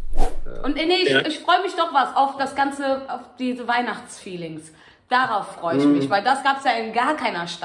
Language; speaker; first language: German; native; German